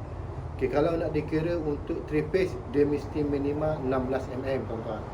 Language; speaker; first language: Malay; native; Malay